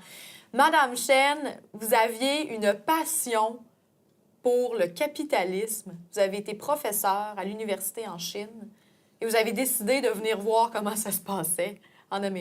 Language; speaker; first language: French; native; French